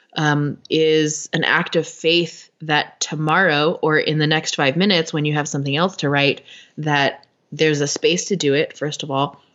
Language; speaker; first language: English; native; English